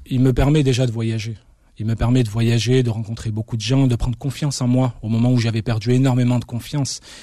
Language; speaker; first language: French; early bilingual, other home language; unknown